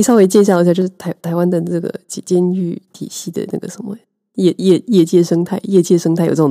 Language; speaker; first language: Chinese; native; Chinese